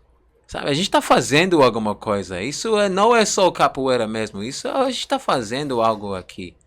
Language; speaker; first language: Portuguese; non-native, learner; English